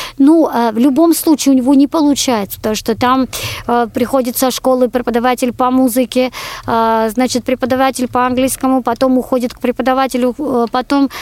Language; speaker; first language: Russian; non-native, local second language; Georgian